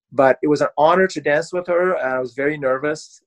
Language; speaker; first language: English; non-native, fluent; Persian